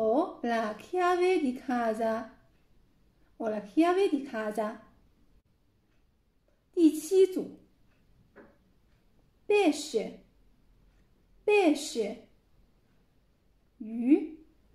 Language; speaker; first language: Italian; non-native, fluent; Chinese